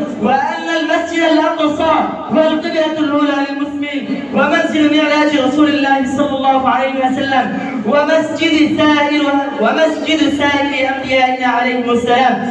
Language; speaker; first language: Arabic; non-native, learner; Bangla